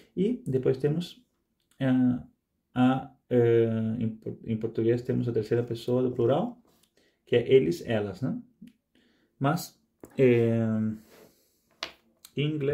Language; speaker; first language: Portuguese; non-native, fluent; Spanish